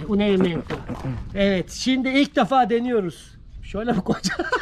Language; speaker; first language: Turkish; native; Turkish